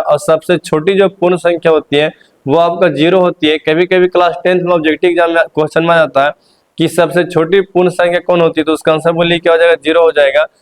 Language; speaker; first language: Hindi; native; Hindi